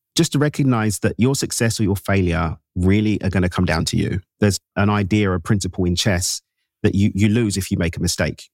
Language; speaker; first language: English; native; English